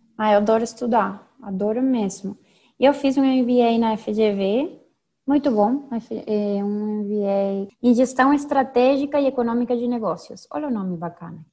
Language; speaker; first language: Portuguese; non-native, fluent; Spanish